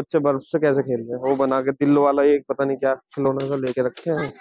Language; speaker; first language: Hindi; native; Hindi